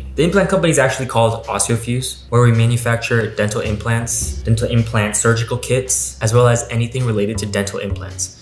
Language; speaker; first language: English; non-native, fluent; Spanish